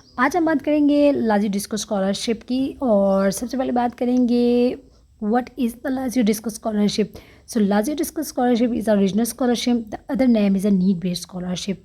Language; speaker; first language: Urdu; native; Urdu